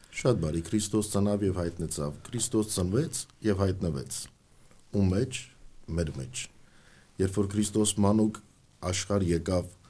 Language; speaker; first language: Armenian; native; Armenian